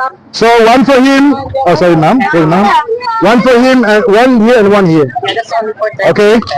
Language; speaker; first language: English; non-native, fluent; French